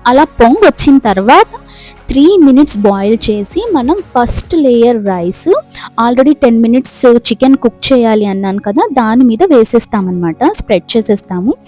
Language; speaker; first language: Telugu; non-native, local second language; Urdu